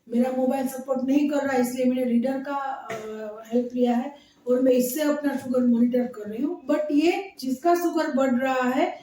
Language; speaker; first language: Hindi; non-native, local second language; Gujarati